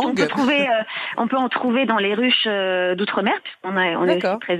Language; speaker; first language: French; native; French